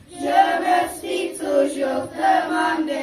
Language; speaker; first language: French; non-native, learner; Turkish